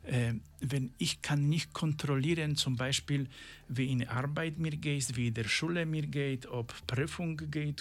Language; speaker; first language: German; non-native, learner; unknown